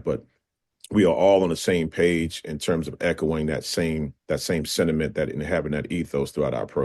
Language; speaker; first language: English; native; English